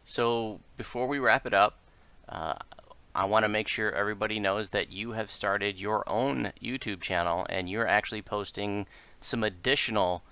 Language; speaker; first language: English; native; English